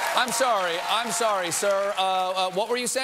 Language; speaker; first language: English; native; English